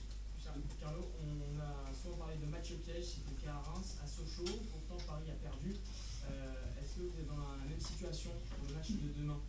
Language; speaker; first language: French; native; French